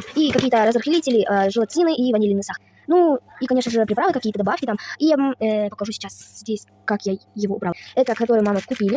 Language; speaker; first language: Russian; non-native, local second language; Kazakh